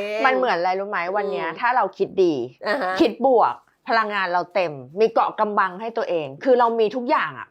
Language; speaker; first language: Thai; native; Thai